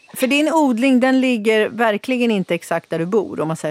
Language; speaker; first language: Swedish; native; Swedish